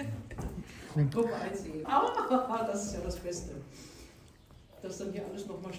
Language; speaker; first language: German; native; German